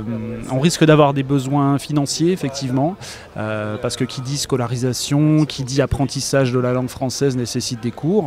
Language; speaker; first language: French; native; French